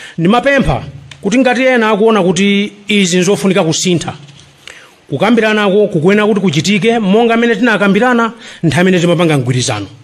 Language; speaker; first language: Nyanja; native; Nyanja